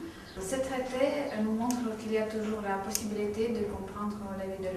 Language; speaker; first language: French; non-native, fluent; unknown